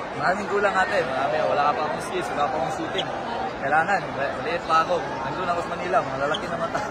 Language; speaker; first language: Filipino; non-native, local second language; Cebuano